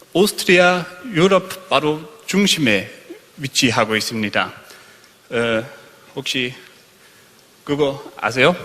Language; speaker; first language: Korean; non-native, fluent; German